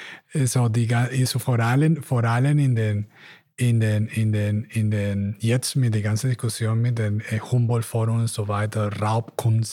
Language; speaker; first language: German; non-native, learner; Spanish